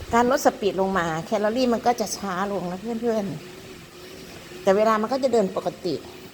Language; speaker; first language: Thai; non-native, local second language; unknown